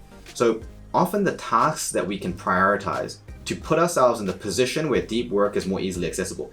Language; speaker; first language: English; native; English